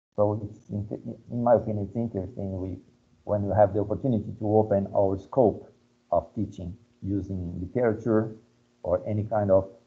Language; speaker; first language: English; non-native, fluent; Portuguese